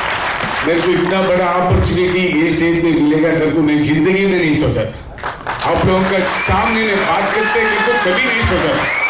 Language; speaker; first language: Hindi; non-native, local second language; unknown